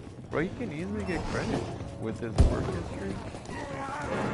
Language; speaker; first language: English; early bilingual, other home language; Spanish